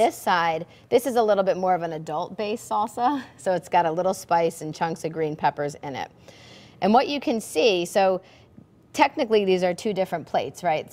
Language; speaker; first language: English; native; English